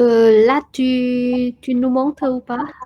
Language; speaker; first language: French; non-native, fluent; Vietnamese